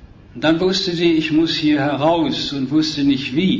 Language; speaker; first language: German; native; German